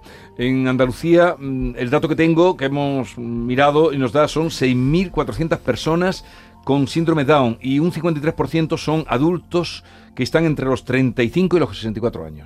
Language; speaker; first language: Spanish; native; Spanish